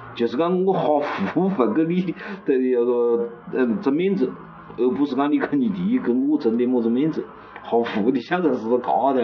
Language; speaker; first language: Chinese; native; Chinese